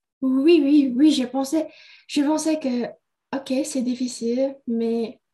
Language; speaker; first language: French; non-native, learner; Indonesian